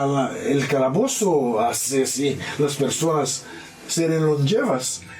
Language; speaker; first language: Spanish; non-native, learner; Portuguese